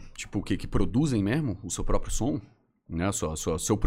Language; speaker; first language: Portuguese; native; Portuguese